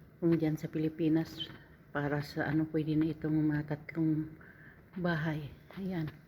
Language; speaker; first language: Filipino; non-native, local second language; Cebuano